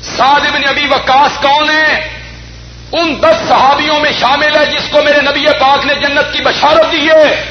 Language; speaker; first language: Urdu; non-native, local second language; Punjabi